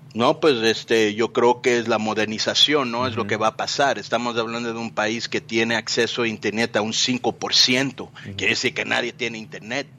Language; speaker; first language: Spanish; early bilingual, heritage; Spanish